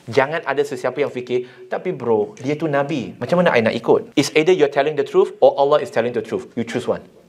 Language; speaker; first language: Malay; non-native, local second language; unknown